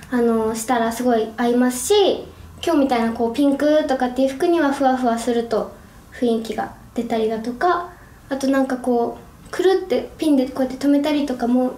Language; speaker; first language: Japanese; native; Japanese